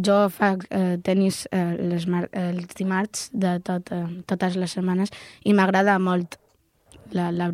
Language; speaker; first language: Catalan; non-native, local second language; Spanish